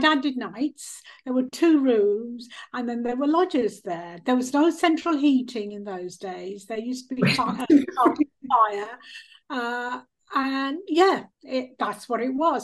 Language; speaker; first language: English; early bilingual, other home language; Punjabi